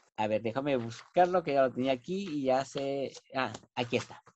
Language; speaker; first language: Spanish; non-native, local second language; Nahuatl languages